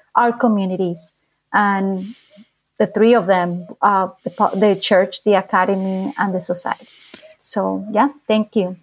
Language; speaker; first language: English; non-native, fluent; Spanish